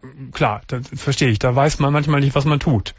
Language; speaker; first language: German; native; German